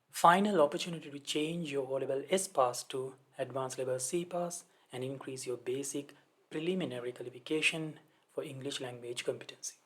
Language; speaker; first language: English; non-native, local second language; Sinhala